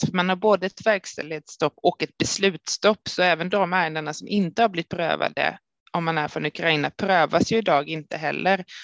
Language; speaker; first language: Swedish; native; Swedish